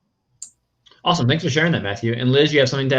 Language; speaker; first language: English; native; English